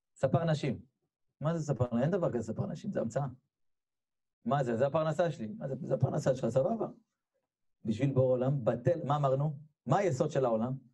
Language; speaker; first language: Hebrew; native; Hebrew